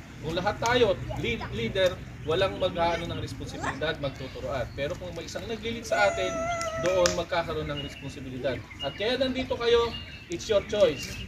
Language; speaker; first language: Filipino; native; Filipino